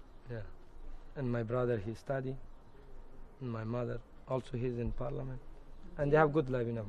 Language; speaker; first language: English; non-native, learner; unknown